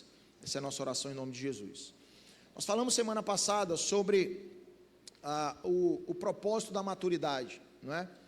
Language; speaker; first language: Portuguese; native; Portuguese